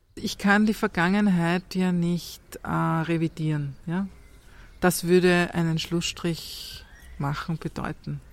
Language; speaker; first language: German; native; German